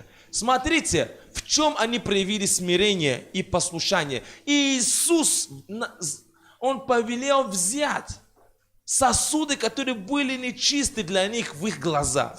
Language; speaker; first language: Russian; non-native, fluent; French